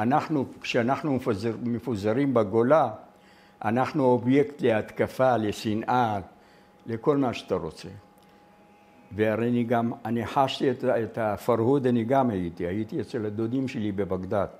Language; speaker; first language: Hebrew; non-native, fluent; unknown